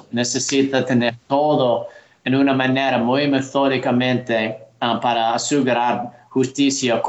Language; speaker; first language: Spanish; non-native, learner; English